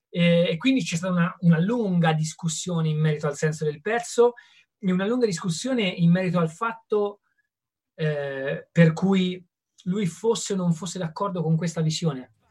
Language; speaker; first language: Italian; native; Italian